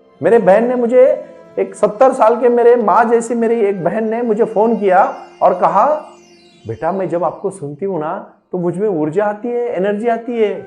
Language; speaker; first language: Hindi; non-native, local second language; Marathi